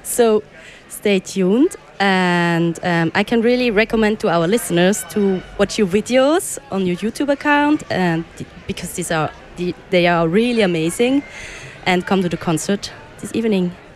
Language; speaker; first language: English; non-native, fluent; German